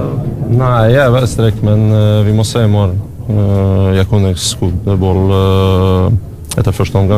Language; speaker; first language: Norwegian; non-native, learner; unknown